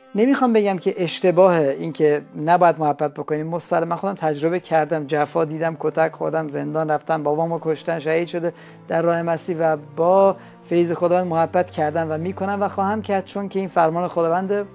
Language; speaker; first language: Persian; non-native, local second language; Armenian